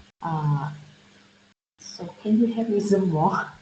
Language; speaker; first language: English; non-native, learner; Vietnamese